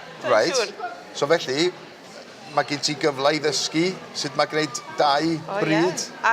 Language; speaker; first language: Welsh; native; Welsh